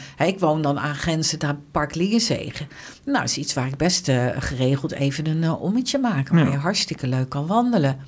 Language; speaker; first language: Dutch; native; Dutch